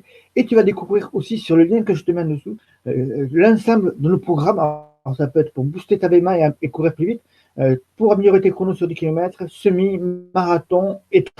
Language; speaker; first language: French; native; French